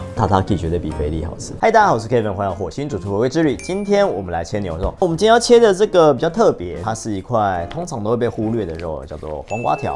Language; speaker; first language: Chinese; native; Chinese